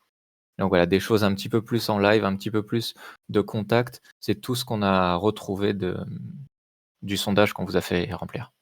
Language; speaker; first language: French; native; French